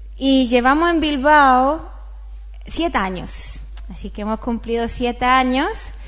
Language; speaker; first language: Spanish; non-native, fluent; Swedish